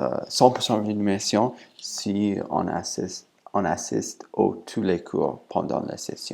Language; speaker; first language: French; non-native, learner; English